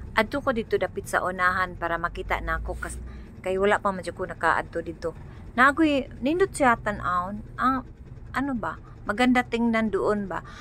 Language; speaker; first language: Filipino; non-native, local second language; Cebuano